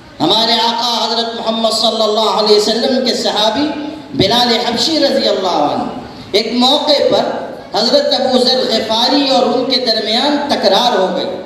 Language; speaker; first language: Urdu; native; Urdu